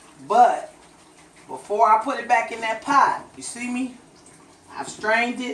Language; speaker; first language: English; native; English